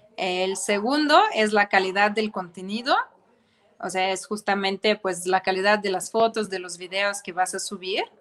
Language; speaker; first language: Spanish; non-native, fluent; Ukrainian